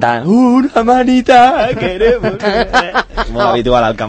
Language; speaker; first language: Catalan; native; Catalan